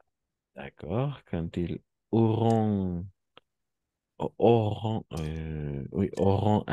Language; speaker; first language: French; non-native, fluent; Spanish